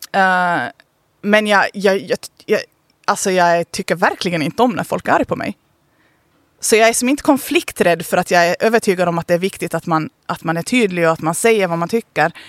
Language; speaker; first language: Swedish; native; Swedish